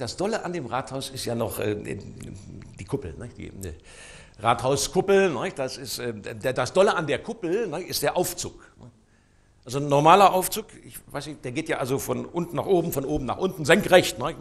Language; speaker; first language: German; native; German